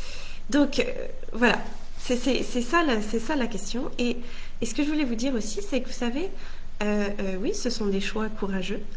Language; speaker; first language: French; native; French